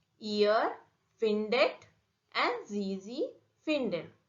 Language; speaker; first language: German; non-native, fluent; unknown